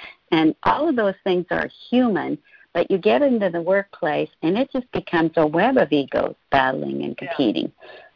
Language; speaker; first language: English; native; English